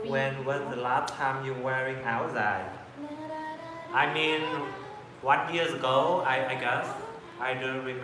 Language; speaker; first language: English; non-native, learner; Vietnamese